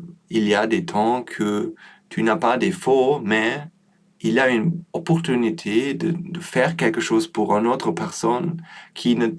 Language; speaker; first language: French; non-native, learner; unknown